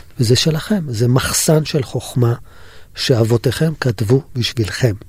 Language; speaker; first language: Hebrew; native; Hebrew